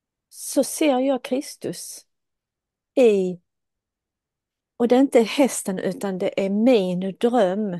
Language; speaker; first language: Swedish; non-native, fluent; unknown